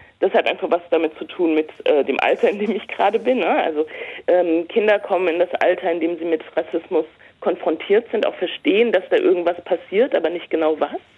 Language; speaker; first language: German; native; German